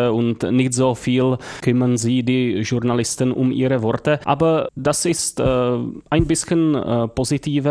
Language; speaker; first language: German; non-native, fluent; Czech